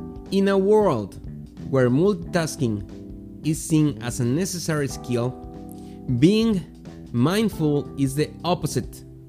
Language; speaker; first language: English; non-native, learner; Spanish